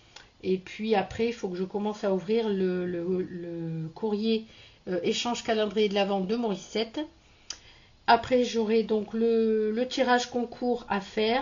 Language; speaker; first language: French; native; French